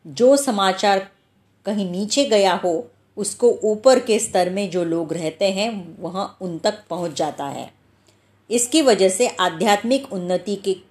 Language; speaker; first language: Hindi; non-native, local second language; Marathi